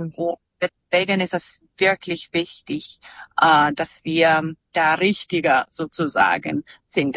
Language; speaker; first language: German; non-native, fluent; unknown